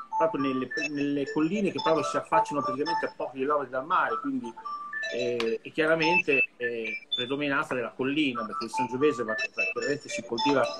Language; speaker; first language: Italian; native; Italian